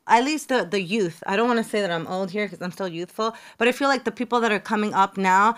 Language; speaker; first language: English; native; English